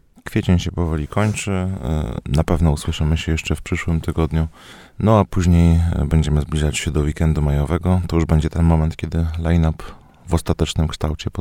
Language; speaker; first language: Polish; native; Polish